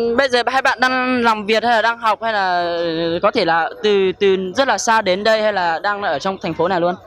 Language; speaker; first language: Vietnamese; non-native, local second language; Hmong